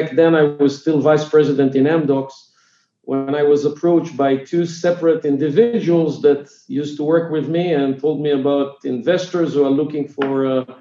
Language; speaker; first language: English; non-native, fluent; Hebrew